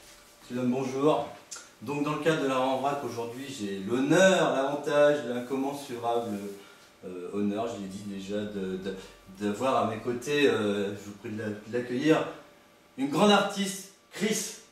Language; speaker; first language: French; native; French